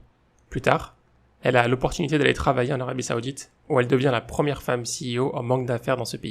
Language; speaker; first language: French; native; French